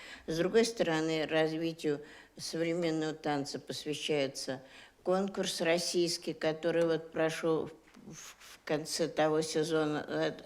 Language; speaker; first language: Russian; native; Russian